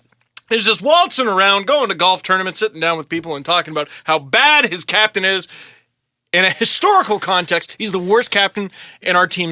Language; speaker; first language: English; native; English